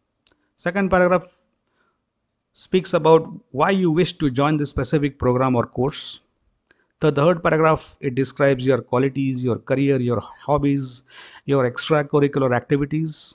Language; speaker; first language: English; non-native, local second language; Marathi